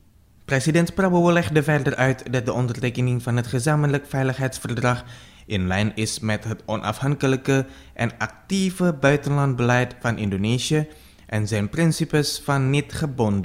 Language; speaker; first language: Dutch; non-native, fluent; Indonesian